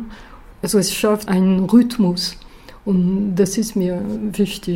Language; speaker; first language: German; non-native, fluent; French